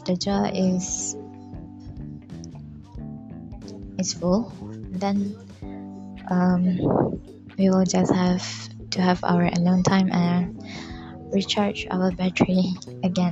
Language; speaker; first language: English; non-native, local second language; Malay